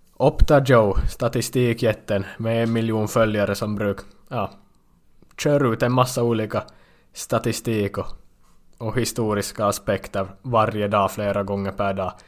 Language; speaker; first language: Swedish; native; Swedish